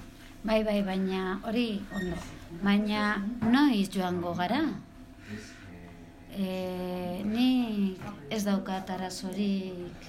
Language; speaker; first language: Basque; non-native, learner; Spanish